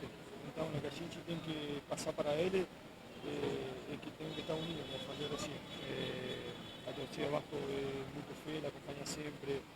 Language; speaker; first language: Portuguese; non-native, fluent; Spanish